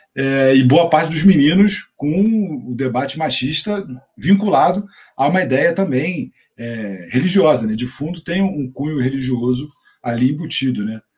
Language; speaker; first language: Portuguese; native; Portuguese